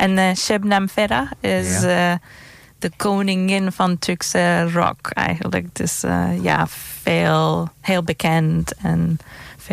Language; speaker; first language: Dutch; non-native, learner; Turkish